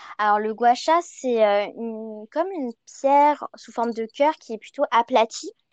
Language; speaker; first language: French; early bilingual, other home language; Chinese